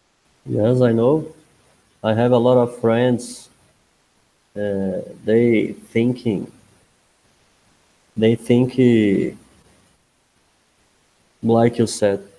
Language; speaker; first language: English; non-native, learner; Portuguese